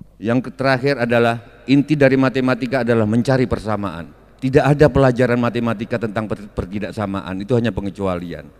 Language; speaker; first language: Indonesian; native; Indonesian